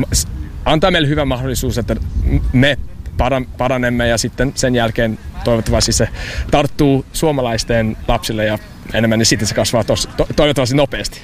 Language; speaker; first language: Finnish; non-native, learner; English